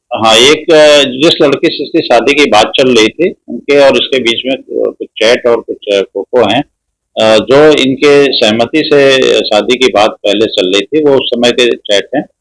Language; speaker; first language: Hindi; native; Hindi